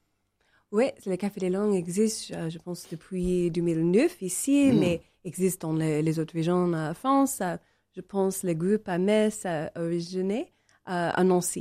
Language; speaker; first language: French; non-native, learner; English